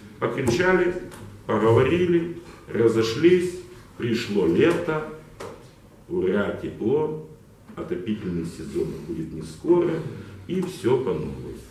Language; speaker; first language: Russian; non-native, local second language; Ukrainian